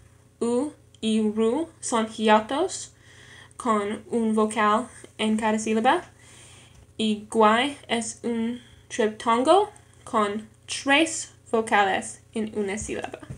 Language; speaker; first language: Spanish; non-native, learner; English